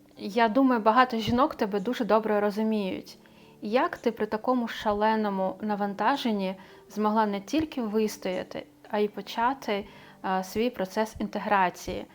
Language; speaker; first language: Ukrainian; native; Ukrainian